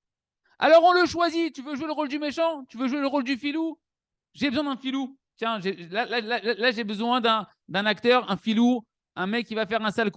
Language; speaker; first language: French; native; French